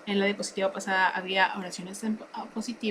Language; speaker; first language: Spanish; native; Spanish